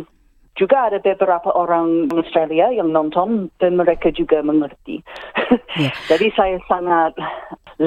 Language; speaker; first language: Indonesian; non-native, fluent; English